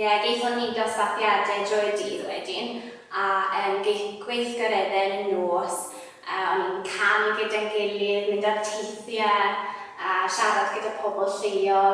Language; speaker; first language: Welsh; non-native, fluent; English